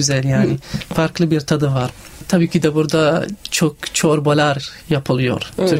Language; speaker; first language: Turkish; non-native, learner; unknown